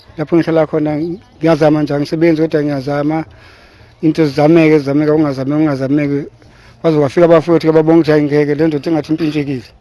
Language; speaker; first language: Zulu; native; Zulu